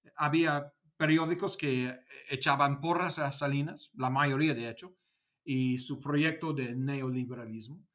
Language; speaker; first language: Spanish; non-native, fluent; English